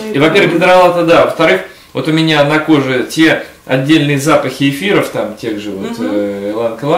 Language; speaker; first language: Russian; native; Russian